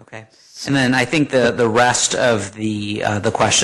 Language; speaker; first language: English; native; English